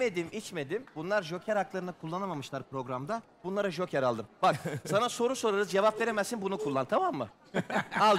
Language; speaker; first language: Turkish; native; Turkish